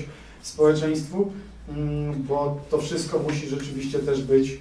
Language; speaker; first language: Polish; native; Polish